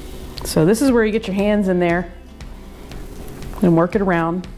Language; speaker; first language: English; native; English